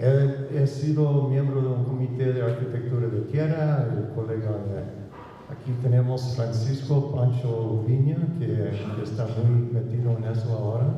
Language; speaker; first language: Spanish; non-native, fluent; English